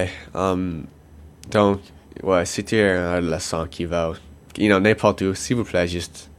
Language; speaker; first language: French; non-native, local second language; English